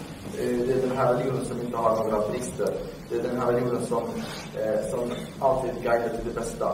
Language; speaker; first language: Swedish; non-native, fluent; Arabic